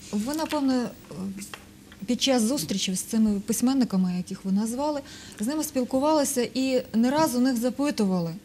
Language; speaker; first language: Ukrainian; native; Ukrainian